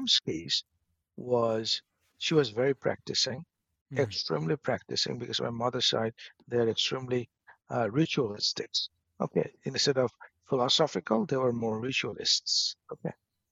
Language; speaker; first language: English; non-native, local second language; Bangla